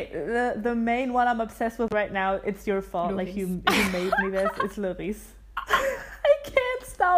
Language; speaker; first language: English; non-native, fluent; German